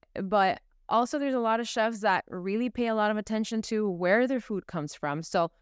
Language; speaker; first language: English; early bilingual, other home language; Spanish